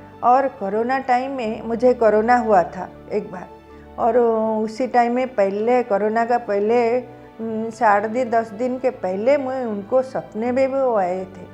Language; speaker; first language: Hindi; non-native, local second language; Odia